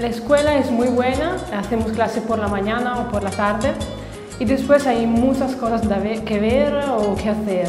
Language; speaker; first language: Spanish; non-native, learner; Italian